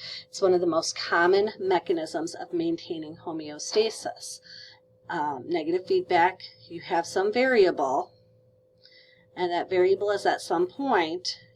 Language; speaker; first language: English; native; English